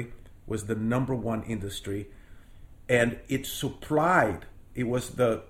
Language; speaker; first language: English; non-native, fluent; Portuguese